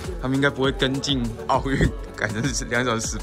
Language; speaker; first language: Chinese; native; Chinese